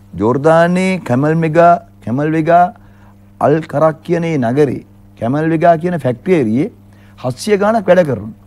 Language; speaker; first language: Sinhala; native; Sinhala